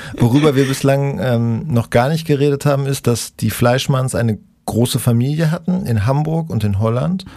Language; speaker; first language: German; native; German